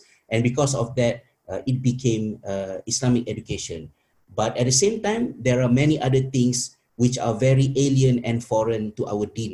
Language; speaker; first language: English; non-native, local second language; Malay